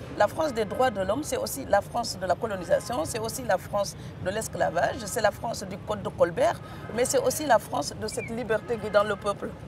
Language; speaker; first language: French; non-native, local second language; Serer